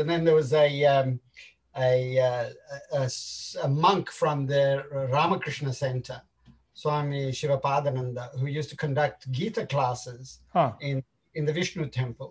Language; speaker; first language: English; native; English